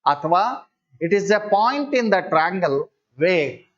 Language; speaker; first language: English; non-native, local second language; Kannada